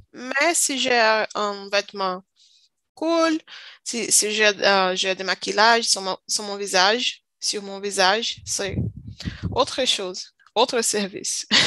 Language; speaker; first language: French; non-native, learner; Portuguese